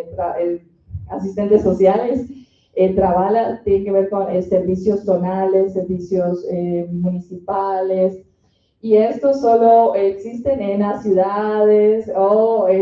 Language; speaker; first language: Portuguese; non-native, learner; Spanish